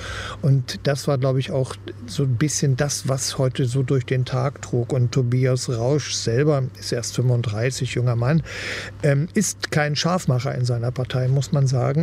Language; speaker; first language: German; native; German